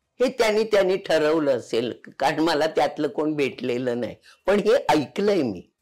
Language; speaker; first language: Marathi; non-native, local second language; Konkani